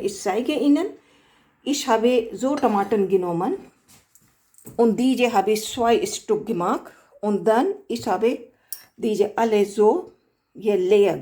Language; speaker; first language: German; non-native, learner; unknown